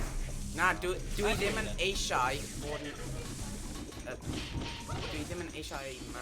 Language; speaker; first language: Welsh; non-native, local second language; English